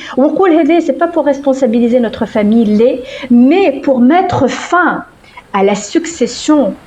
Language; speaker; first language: French; non-native, local second language; Arabic